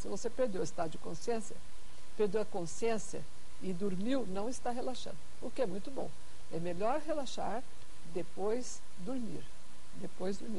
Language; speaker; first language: Portuguese; native; Portuguese